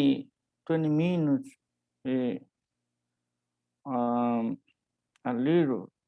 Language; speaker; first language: English; non-native, learner; Spanish